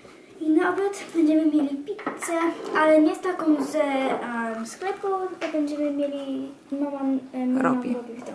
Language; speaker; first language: Polish; early bilingual, heritage; Polish